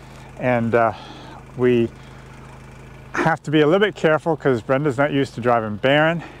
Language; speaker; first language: English; native; English